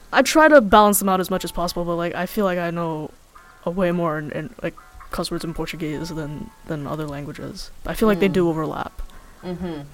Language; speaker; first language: English; early bilingual, other home language; Filipino